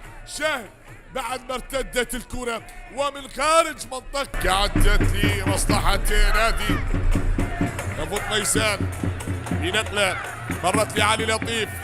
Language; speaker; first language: Arabic; native; Arabic